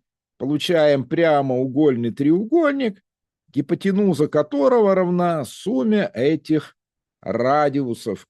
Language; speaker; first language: Russian; native; Russian